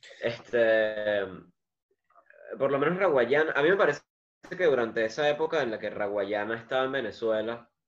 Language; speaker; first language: Spanish; native; Spanish